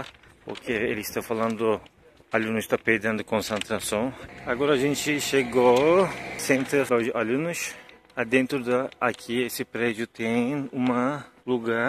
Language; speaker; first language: Portuguese; non-native, learner; Turkish